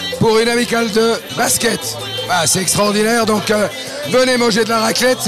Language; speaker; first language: French; native; French